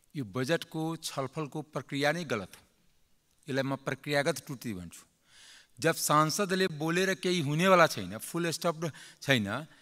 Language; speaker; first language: Nepali; non-native, local second language; Maithili